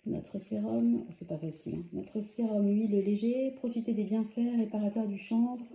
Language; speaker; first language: French; native; French